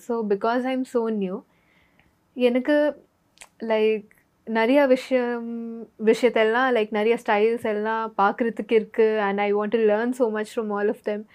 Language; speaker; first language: Tamil; non-native, learner; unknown